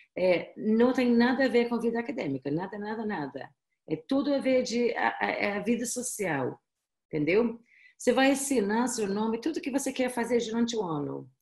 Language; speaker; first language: Portuguese; non-native, fluent; English